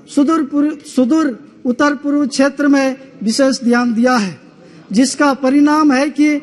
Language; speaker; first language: Hindi; native; Hindi